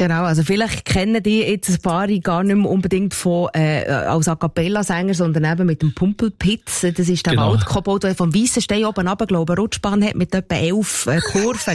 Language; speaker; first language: German; native; German